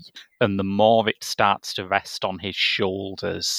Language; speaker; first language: English; native; English